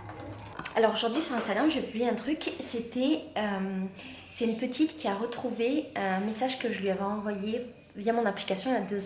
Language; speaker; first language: French; native; French